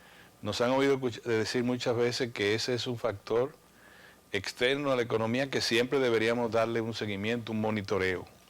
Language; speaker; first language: Spanish; native; Spanish